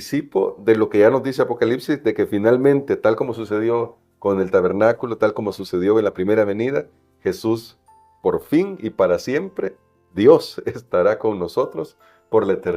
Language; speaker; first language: Spanish; native; Spanish